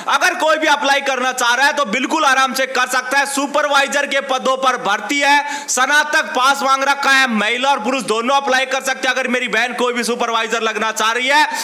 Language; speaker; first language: Hindi; native; Hindi